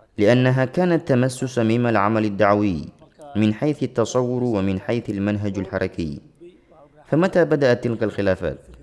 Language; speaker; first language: Arabic; non-native, local second language; Somali